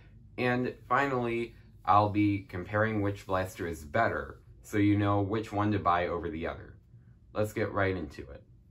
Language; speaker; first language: English; native; English